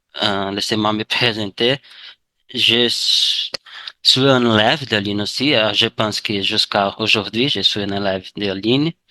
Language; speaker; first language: French; non-native, learner; Portuguese